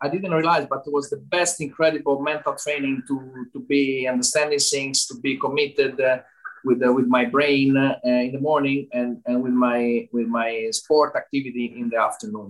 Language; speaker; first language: English; non-native, fluent; Italian